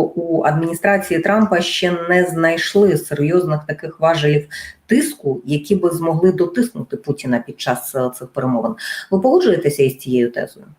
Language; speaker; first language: Ukrainian; native; Ukrainian